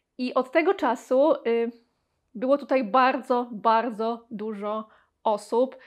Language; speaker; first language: Polish; native; Polish